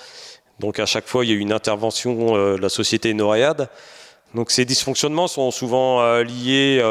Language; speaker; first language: French; native; French